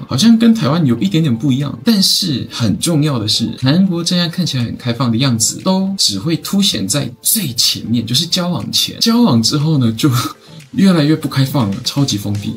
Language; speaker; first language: Chinese; non-native, fluent; Korean